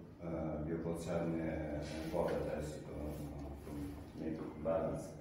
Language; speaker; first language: Polish; non-native, learner; Italian